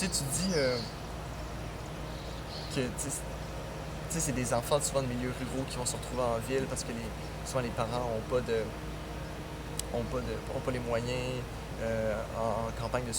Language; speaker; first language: French; native; French